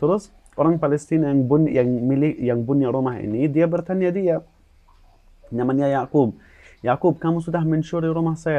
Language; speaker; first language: Indonesian; non-native, fluent; Arabic